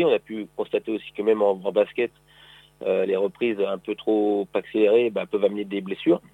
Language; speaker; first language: French; native; French